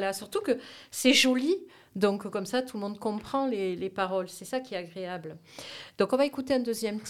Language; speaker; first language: French; native; French